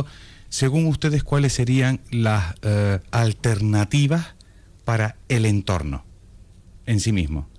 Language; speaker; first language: Spanish; native; Spanish